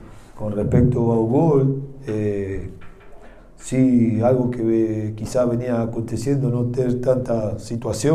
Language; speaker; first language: Portuguese; non-native, learner; Spanish